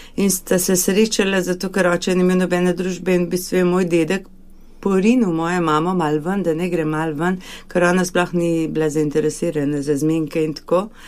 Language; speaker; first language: Slovenian; early bilingual, other home language; Hungarian